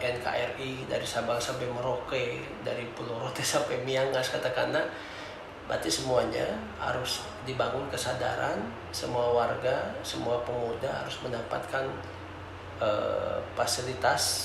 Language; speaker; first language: Indonesian; native; Indonesian